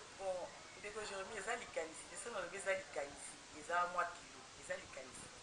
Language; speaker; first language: Lingala; native; Lingala